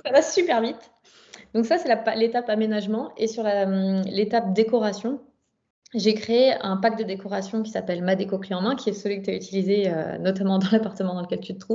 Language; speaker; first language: French; native; French